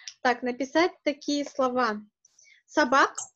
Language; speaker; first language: Russian; native; Russian